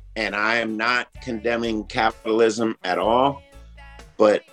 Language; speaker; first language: English; native; English